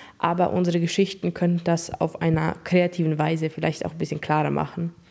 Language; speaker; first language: German; early bilingual, other home language; Turkish